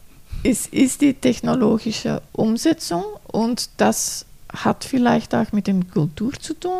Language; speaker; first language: German; non-native, fluent; Dutch